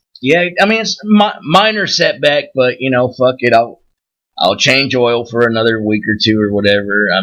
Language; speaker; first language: English; native; English